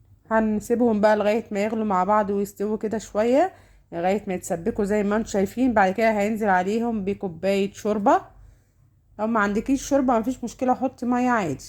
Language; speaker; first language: Arabic; native; Arabic